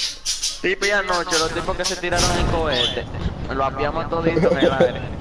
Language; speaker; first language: Spanish; native; Spanish